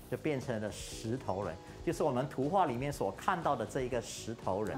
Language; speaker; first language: Chinese; native; Chinese